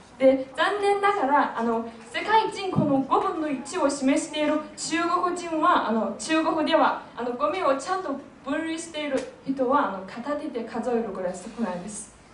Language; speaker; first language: Japanese; non-native, fluent; Chinese